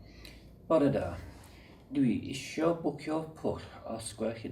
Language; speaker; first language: Welsh; non-native, learner; English